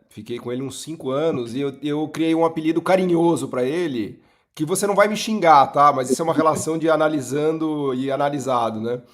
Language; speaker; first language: Portuguese; native; Portuguese